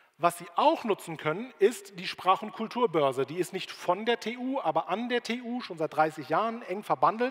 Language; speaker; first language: German; native; German